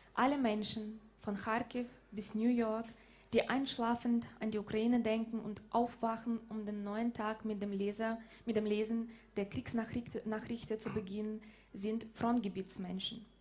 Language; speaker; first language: German; non-native, fluent; Ukrainian